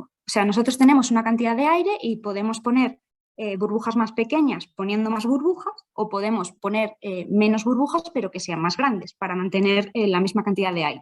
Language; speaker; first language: Spanish; native; Spanish